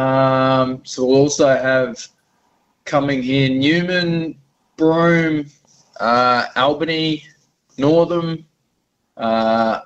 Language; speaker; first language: English; native; English